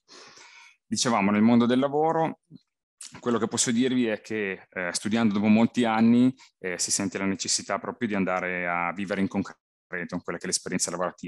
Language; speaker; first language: Italian; native; Italian